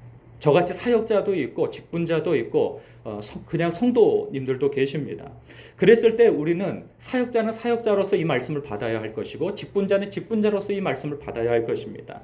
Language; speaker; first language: Korean; native; Korean